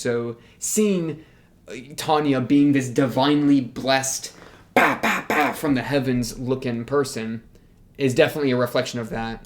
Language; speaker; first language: English; native; English